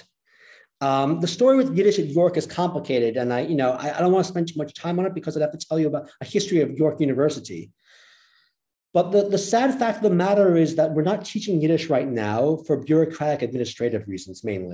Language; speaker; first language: English; native; English